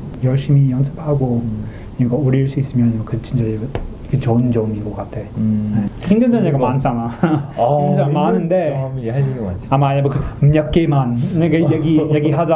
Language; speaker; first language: Korean; non-native, learner; English